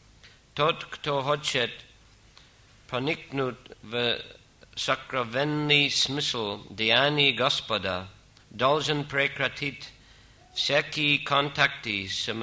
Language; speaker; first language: Russian; non-native, fluent; English